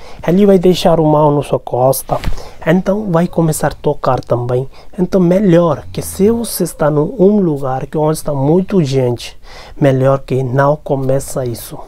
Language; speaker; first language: Portuguese; non-native, learner; Hindi